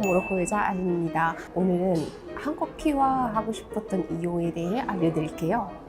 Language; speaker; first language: Korean; non-native, fluent; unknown